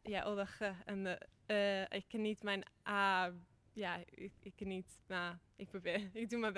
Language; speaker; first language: Dutch; non-native, learner; English